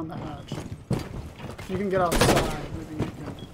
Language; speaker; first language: English; native; English